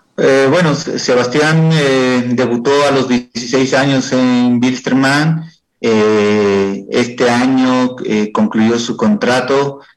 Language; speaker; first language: Spanish; native; Spanish